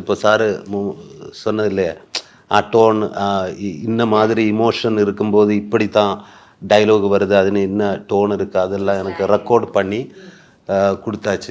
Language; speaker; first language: Tamil; non-native, learner; Malayalam